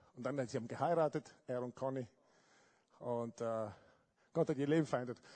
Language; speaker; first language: German; non-native, fluent; Italian